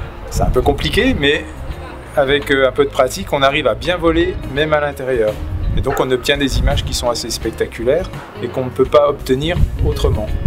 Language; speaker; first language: French; native; French